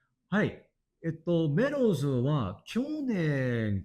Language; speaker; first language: Japanese; non-native, learner; English